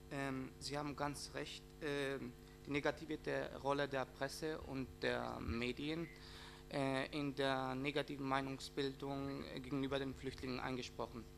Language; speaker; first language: German; non-native, fluent; Greek